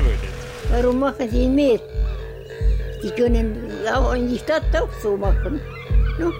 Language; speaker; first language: German; non-native, learner; Estonian